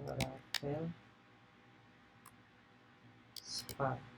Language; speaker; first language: English; non-native, learner; Indonesian